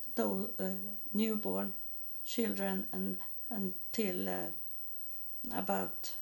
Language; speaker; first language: English; non-native, learner; Swedish